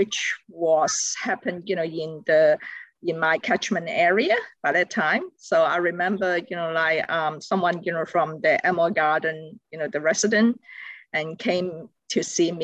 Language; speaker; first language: English; non-native, local second language; Cantonese